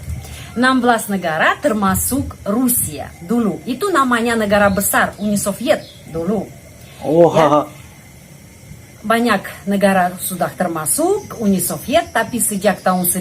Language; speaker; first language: Indonesian; non-native, fluent; Russian